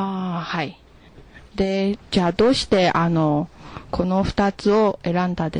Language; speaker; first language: Japanese; non-native, learner; Chinese